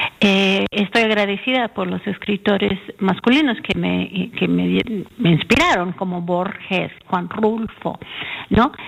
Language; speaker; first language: Spanish; early bilingual, heritage; English